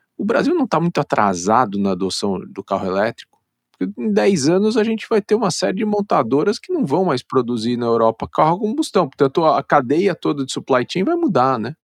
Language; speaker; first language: Portuguese; native; Portuguese